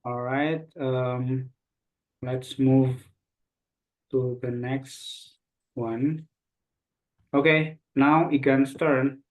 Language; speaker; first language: English; non-native, local second language; Indonesian